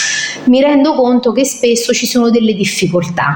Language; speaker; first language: Italian; native; Italian